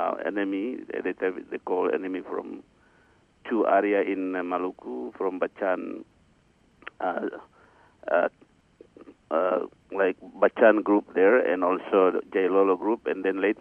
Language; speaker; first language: English; non-native, learner; Indonesian